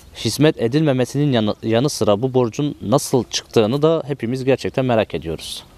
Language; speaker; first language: Turkish; native; Turkish